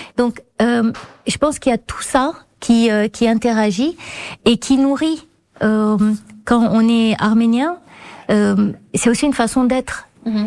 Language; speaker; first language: French; non-native, fluent; Armenian